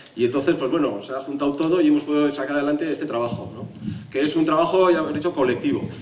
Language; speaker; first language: Spanish; native; Spanish